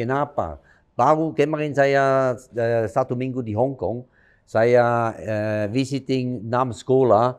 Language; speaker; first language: Indonesian; non-native, fluent; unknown